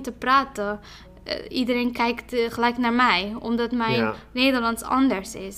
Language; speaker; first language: Dutch; non-native, fluent; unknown